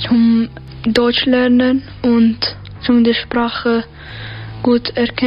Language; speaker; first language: German; early bilingual, other home language; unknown